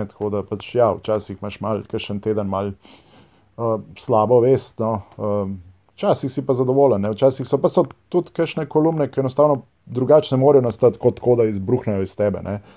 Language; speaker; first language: Slovenian; non-native, local second language; Serbian